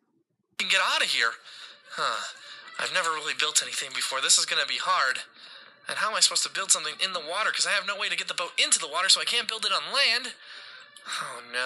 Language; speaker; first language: English; native; English